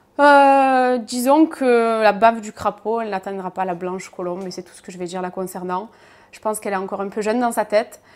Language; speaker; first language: French; native; French